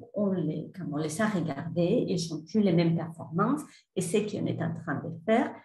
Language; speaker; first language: French; non-native, fluent; Spanish